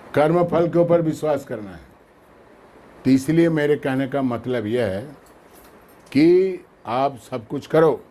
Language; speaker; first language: Hindi; non-native, local second language; Bangla